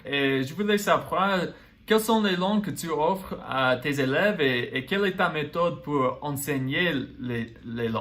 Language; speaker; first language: French; non-native, fluent; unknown